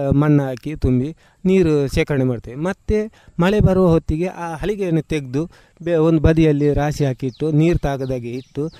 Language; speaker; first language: Kannada; native; Kannada